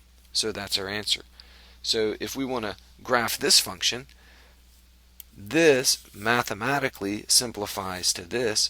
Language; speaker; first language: English; native; English